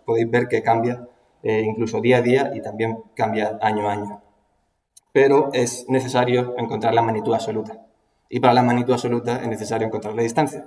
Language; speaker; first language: Spanish; native; Spanish